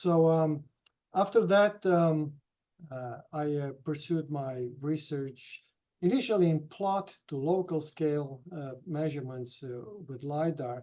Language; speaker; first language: English; non-native, fluent; Romanian